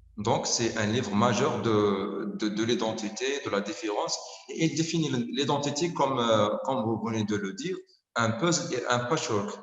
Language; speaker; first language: French; non-native, local second language; Arabic